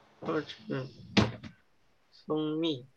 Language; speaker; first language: Chinese; early bilingual, heritage; English